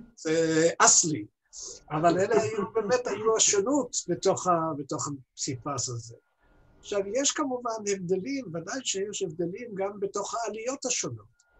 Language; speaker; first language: Hebrew; early bilingual, other home language; Persian